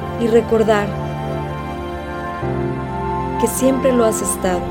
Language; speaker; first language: Spanish; native; Spanish